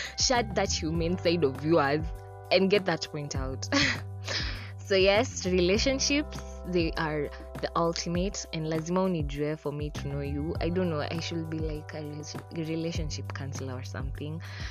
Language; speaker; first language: English; non-native, local second language; Swahili